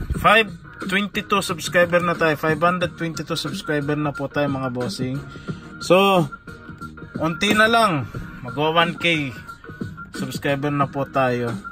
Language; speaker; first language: Filipino; native; Filipino